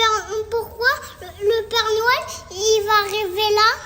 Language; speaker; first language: French; early bilingual, heritage; French